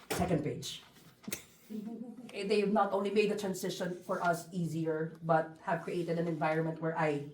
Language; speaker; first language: English; non-native, local second language; Filipino